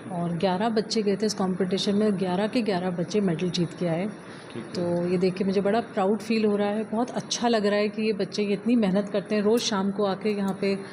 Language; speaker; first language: Hindi; non-native, local second language; Punjabi